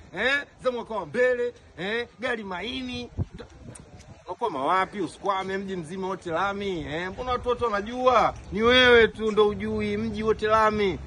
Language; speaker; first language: Swahili; native; Swahili